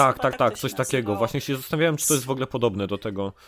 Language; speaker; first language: Polish; native; Polish